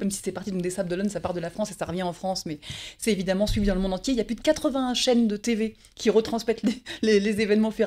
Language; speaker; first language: French; native; French